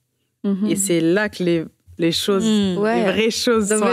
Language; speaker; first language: French; early bilingual, other home language; Portuguese